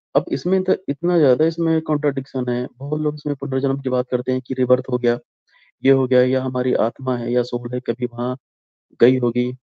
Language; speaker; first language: Hindi; native; Hindi